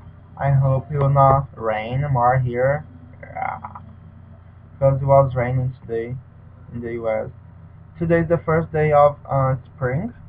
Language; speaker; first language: English; non-native, learner; Portuguese